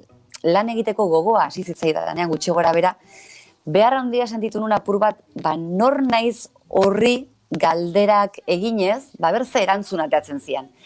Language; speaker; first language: Basque; native; Basque